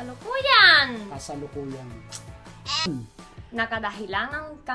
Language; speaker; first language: Filipino; non-native, learner; Spanish